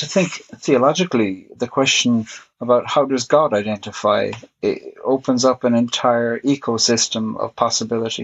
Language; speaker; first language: English; native; English